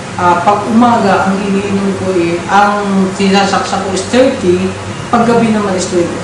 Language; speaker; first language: Filipino; non-native, local second language; Cebuano